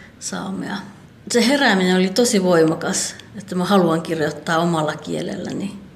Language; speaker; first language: Finnish; non-native, local second language; Northern Sami